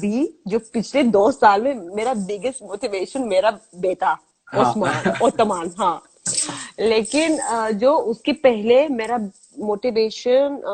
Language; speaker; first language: Hindi; non-native, learner; Azerbaijani